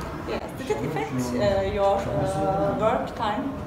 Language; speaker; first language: English; non-native, learner; Turkish